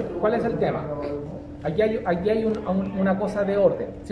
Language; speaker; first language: Spanish; native; Spanish